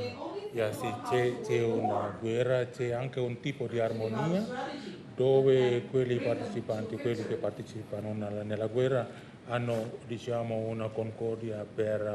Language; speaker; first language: Italian; non-native, learner; Indonesian